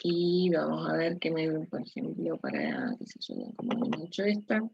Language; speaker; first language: Spanish; native; Spanish